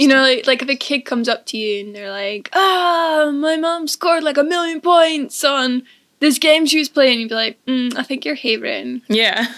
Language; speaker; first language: English; native; English